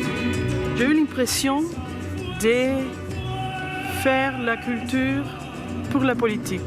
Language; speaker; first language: French; non-native, fluent; Spanish